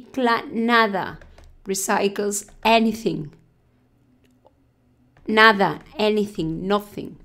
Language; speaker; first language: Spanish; non-native, fluent; English